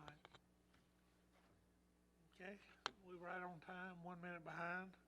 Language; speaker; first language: English; native; English